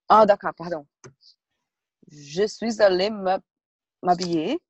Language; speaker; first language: French; non-native, learner; Portuguese